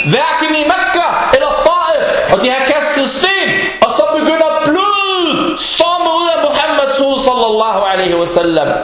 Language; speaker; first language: Danish; non-native, local second language; Arabic